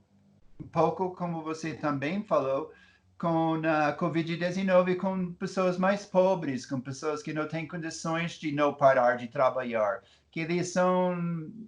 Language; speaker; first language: Portuguese; non-native, fluent; English